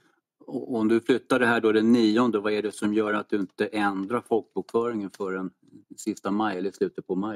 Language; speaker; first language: Swedish; native; Swedish